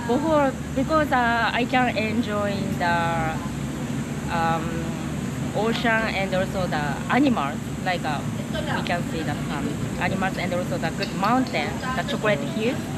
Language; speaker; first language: English; non-native, learner; Japanese